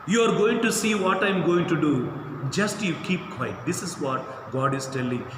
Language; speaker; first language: English; non-native, local second language; Telugu